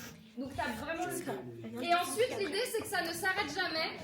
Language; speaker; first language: French; native; French